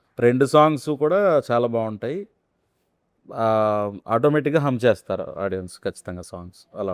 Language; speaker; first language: Telugu; native; Telugu